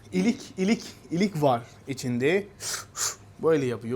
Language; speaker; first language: Turkish; non-native, fluent; Arabic